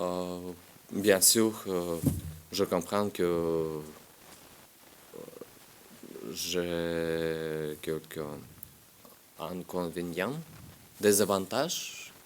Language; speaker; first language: French; non-native, learner; Russian